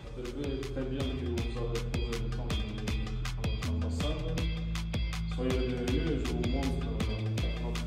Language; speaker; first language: French; non-native, fluent; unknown